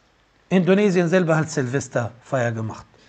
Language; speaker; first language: German; non-native, fluent; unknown